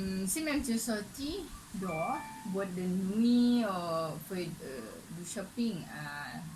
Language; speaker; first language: French; non-native, learner; Thai